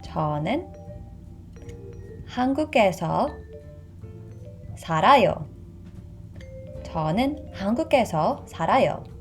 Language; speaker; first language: Korean; non-native, fluent; English